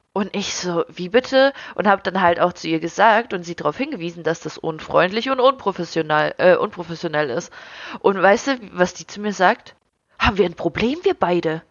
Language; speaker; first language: German; early bilingual, other home language; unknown